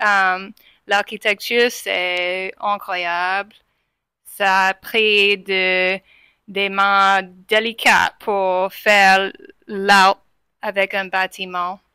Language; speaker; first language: French; non-native, fluent; English